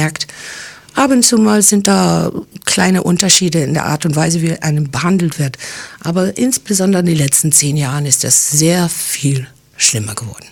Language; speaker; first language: German; early bilingual, other home language; English